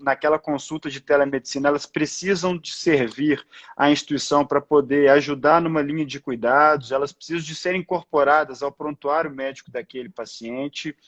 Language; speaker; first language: Portuguese; native; Portuguese